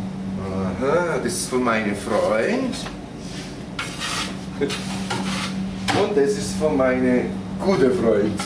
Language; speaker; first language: German; non-native, fluent; Italian